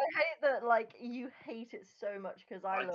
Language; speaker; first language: English; native; English